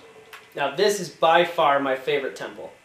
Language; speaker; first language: English; native; English